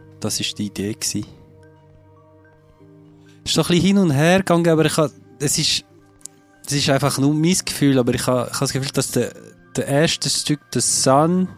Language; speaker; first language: German; non-native, fluent; French